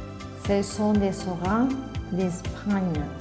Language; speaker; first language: French; non-native, learner; Spanish